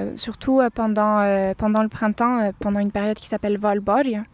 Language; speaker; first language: French; native; French